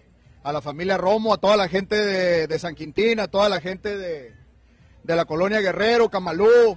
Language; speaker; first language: Spanish; native; Spanish